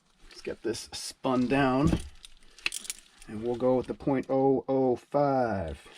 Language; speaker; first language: English; native; English